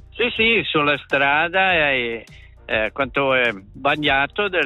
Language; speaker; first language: Italian; non-native, local second language; German